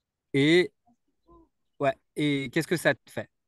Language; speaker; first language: French; native; French